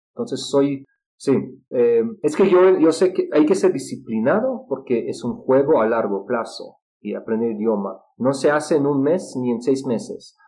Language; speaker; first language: Spanish; non-native, fluent; Russian